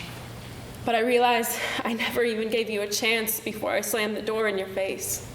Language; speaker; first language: English; native; English